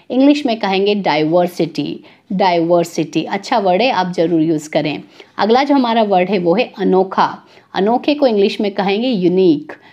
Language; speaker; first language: Hindi; native; Hindi